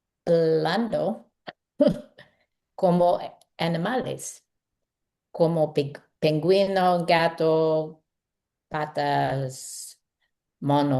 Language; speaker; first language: Spanish; non-native, learner; English